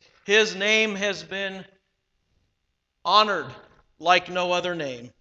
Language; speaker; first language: English; native; English